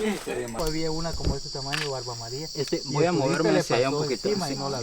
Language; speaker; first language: Spanish; native; Spanish